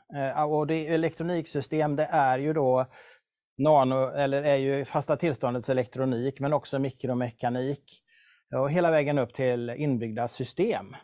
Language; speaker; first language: Swedish; native; Swedish